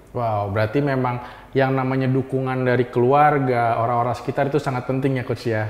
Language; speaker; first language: Indonesian; native; Indonesian